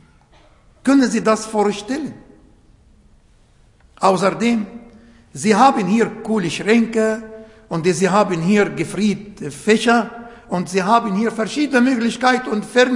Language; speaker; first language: German; non-native, learner; Arabic